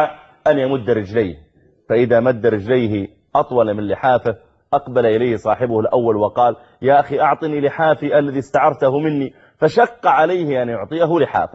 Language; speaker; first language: Arabic; native; Arabic